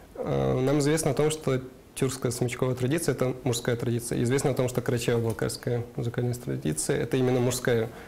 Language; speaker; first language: Russian; non-native, local second language; Karachay-Balkar